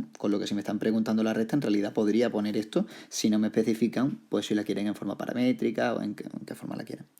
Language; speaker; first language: Spanish; native; Spanish